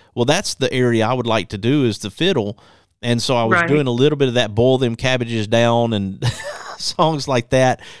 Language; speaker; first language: English; native; English